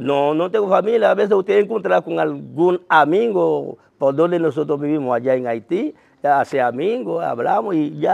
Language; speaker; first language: Spanish; non-native, learner; Haitian Creole